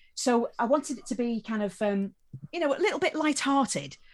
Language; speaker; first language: English; native; English